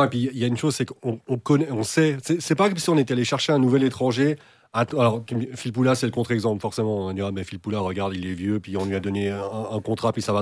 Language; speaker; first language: French; native; French